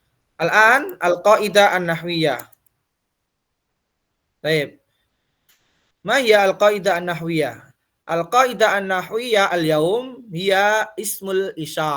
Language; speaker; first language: Arabic; non-native, fluent; Indonesian